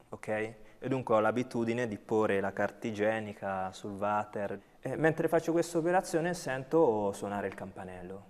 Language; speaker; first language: Italian; early bilingual, other home language; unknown